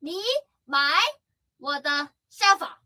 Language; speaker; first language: Chinese; non-native, learner; Thai